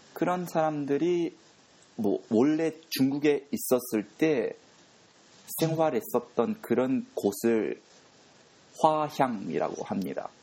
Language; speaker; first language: Korean; non-native, fluent; Japanese